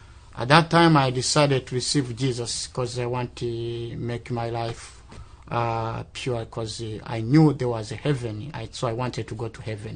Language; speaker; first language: English; non-native, local second language; Kinyarwanda